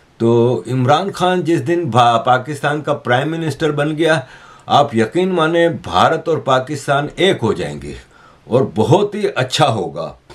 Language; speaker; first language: Urdu; native; Urdu